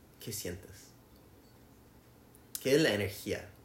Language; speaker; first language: Spanish; non-native, learner; English